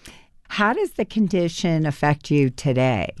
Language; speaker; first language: English; native; English